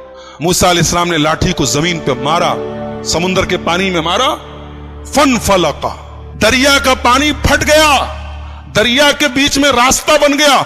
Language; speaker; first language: Urdu; native; Urdu